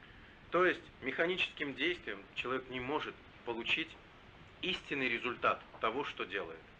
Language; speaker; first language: Russian; native; Russian